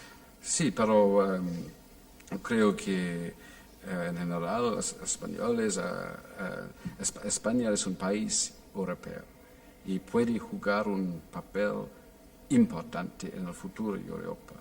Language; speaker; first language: Spanish; non-native, fluent; English